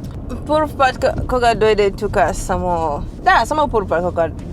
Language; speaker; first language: Macedonian; non-native, learner; English